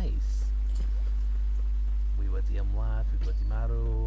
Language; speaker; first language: Welsh; non-native, learner; English